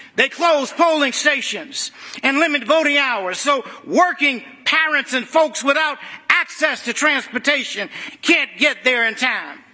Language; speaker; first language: English; native; English